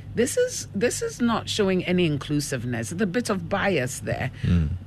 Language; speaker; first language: English; non-native, local second language; Akan